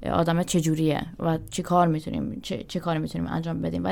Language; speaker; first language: Persian; early bilingual, other home language; Swedish